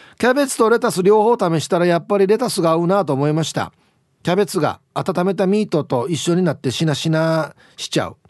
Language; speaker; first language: Japanese; native; Japanese